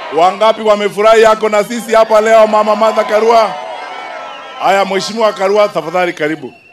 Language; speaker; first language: Swahili; non-native, local second language; Gusii